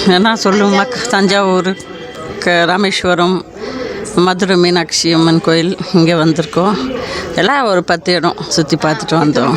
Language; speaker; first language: Tamil; native; Tamil